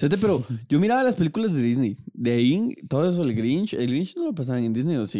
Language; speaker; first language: Spanish; native; Spanish